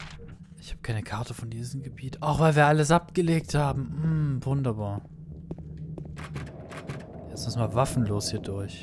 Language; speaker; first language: German; native; German